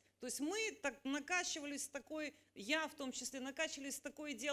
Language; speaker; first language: Russian; native; Russian